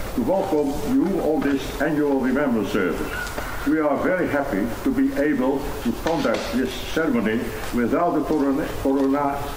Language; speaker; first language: English; non-native, fluent; Dutch